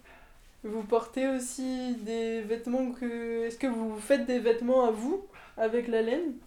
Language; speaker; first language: French; native; French